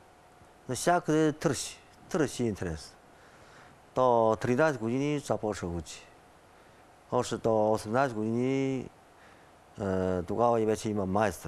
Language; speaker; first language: Bulgarian; non-native, learner; Chinese